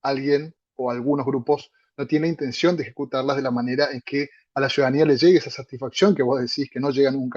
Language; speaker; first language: Spanish; native; Spanish